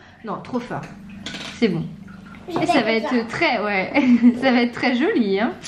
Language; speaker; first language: French; native; French